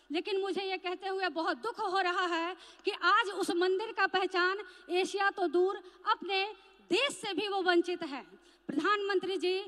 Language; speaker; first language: Hindi; native; Hindi